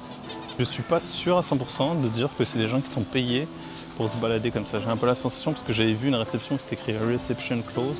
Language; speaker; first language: French; native; French